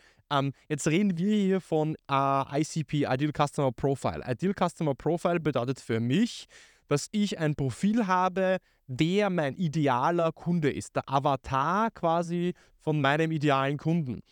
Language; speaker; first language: German; native; German